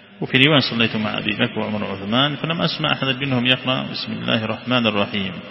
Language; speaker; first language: Arabic; native; Arabic